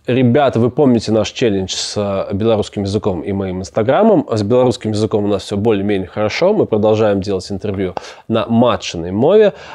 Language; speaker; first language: Russian; native; Russian